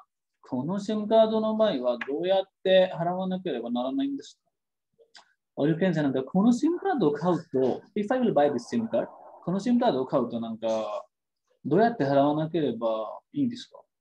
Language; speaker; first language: Japanese; non-native, fluent; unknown